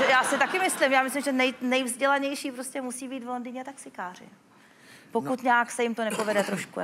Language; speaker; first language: Czech; native; Czech